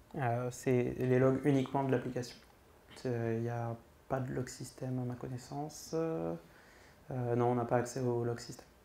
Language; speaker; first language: French; native; French